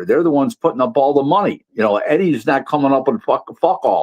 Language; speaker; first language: English; native; English